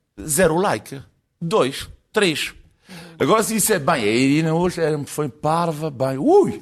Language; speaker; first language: Portuguese; non-native, fluent; French